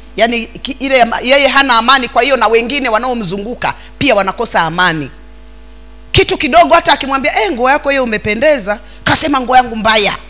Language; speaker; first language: Swahili; native; Swahili